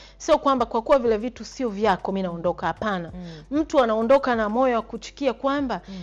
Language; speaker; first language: Swahili; native; Swahili